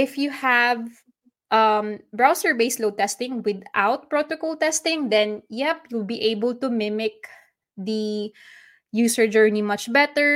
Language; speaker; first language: English; non-native, local second language; Filipino